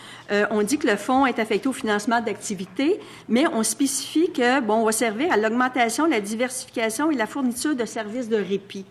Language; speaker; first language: French; native; French